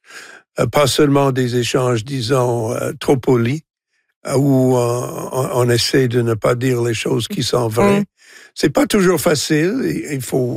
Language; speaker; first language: French; non-native, local second language; English